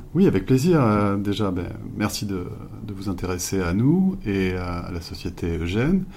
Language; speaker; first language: French; native; French